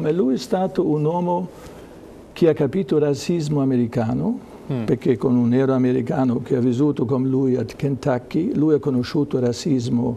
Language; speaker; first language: Italian; non-native, learner; German